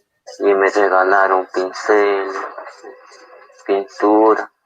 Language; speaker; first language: Spanish; non-native, local second language; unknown